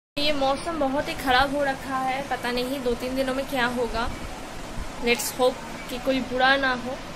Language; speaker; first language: Hindi; non-native, local second language; Bangla